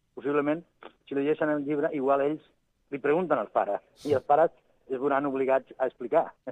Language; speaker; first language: Catalan; non-native, local second language; Spanish